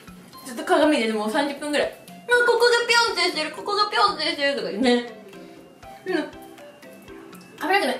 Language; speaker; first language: Japanese; native; Japanese